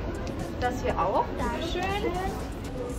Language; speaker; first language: German; native; German